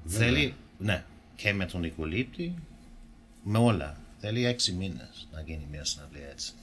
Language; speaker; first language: Greek; non-native, fluent; English